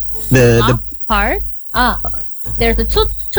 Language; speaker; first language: English; non-native, learner; Korean